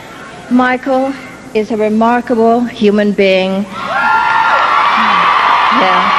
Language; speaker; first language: English; native; English